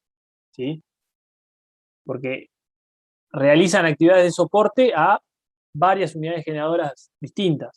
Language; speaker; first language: Spanish; native; Spanish